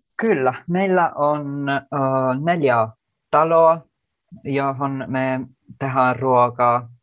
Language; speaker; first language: Finnish; non-native, fluent; Italian